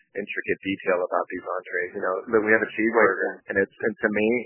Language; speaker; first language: English; early bilingual, other home language; Japanese